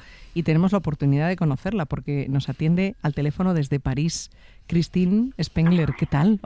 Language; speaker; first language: Spanish; native; Spanish